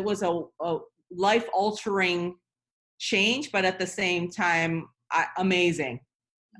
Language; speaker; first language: English; early bilingual, other home language; Korean